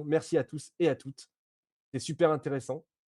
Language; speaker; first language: French; native; French